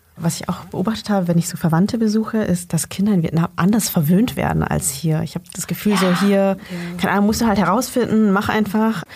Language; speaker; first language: German; early bilingual, other home language; Vietnamese